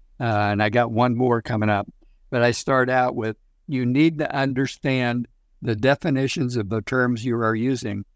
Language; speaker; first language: English; native; English